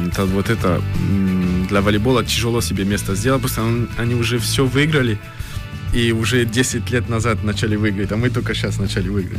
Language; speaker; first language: Russian; early bilingual, heritage; Russian